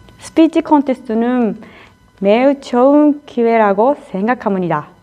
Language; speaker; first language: Korean; non-native, learner; Japanese